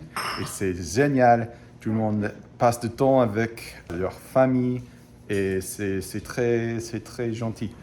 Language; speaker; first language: French; non-native, fluent; English